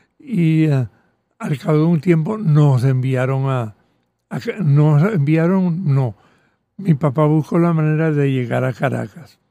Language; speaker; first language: Spanish; early bilingual, other home language; Catalan